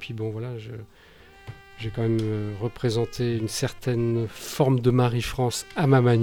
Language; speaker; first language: French; native; French